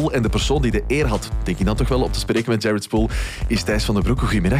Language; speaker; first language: Dutch; native; Dutch